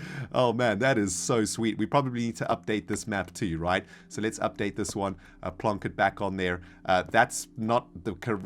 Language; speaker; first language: English; native; English